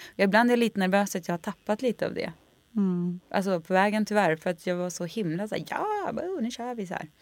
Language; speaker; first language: Swedish; native; Swedish